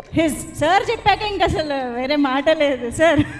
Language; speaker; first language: Telugu; native; Telugu